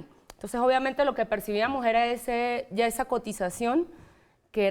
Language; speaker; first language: Spanish; native; Spanish